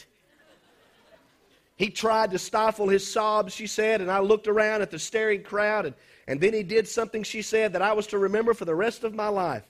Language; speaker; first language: English; native; English